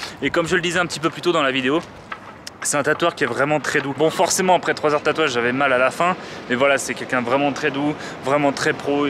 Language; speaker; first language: French; native; French